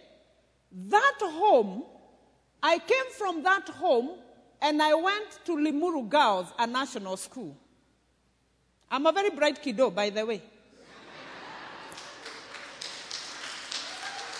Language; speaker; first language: English; non-native, local second language; Kikuyu